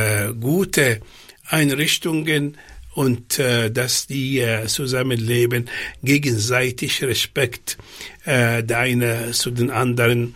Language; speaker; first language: German; non-native, fluent; Arabic